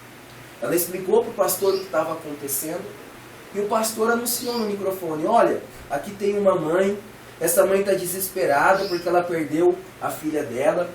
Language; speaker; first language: Portuguese; native; Portuguese